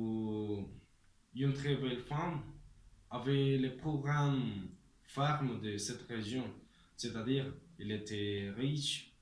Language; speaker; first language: French; non-native, learner; Spanish